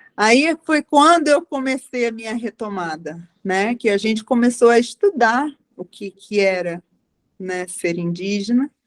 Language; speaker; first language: Portuguese; native; Portuguese